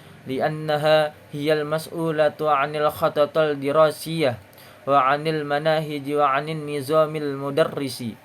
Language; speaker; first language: Arabic; non-native, learner; Indonesian